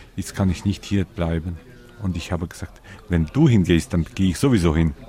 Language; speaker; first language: German; non-native, fluent; Ukrainian